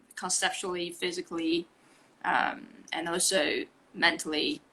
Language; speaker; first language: English; non-native, fluent; Chinese